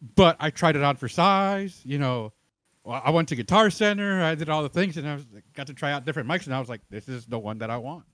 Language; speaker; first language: English; native; English